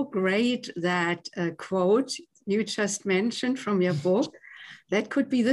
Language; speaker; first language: English; non-native, fluent; German